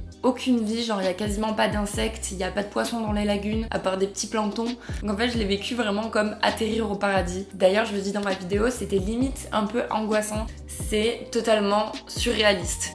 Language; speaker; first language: French; native; French